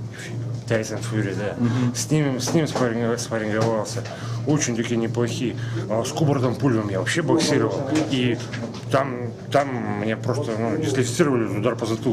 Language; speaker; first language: Russian; native; Russian